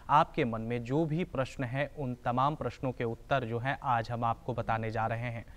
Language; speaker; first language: Hindi; native; Hindi